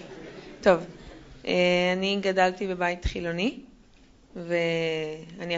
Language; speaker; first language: Hebrew; native; Hebrew